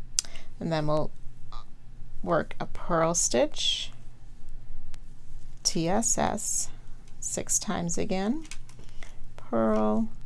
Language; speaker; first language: English; native; English